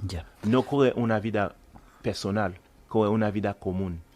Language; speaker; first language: Spanish; non-native, fluent; Haitian Creole